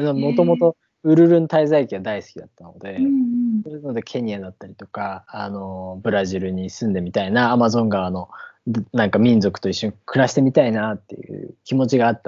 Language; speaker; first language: Japanese; native; Japanese